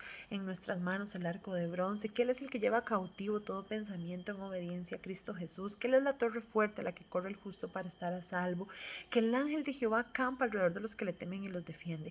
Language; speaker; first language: Spanish; native; Spanish